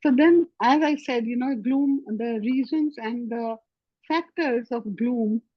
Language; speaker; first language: English; non-native, local second language; Hindi